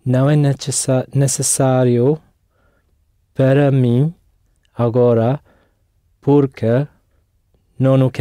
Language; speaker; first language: Portuguese; non-native, learner; English